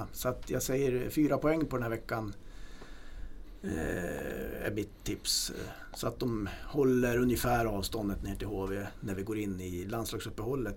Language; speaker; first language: Swedish; native; Swedish